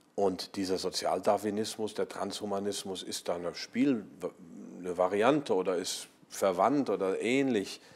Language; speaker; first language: German; native; German